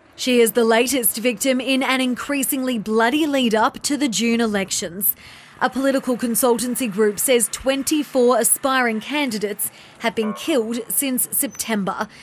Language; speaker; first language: English; native; English